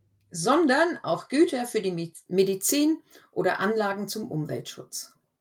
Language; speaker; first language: German; native; German